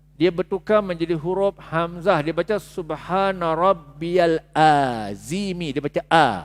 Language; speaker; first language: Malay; native; Malay